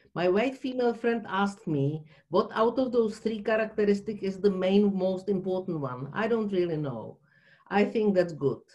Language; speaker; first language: English; non-native, fluent; Czech